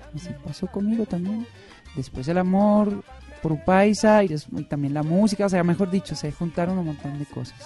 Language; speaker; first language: Spanish; non-native, fluent; Dutch